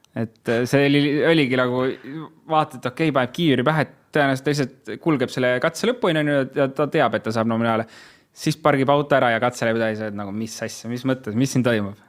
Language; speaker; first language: Estonian; native; Estonian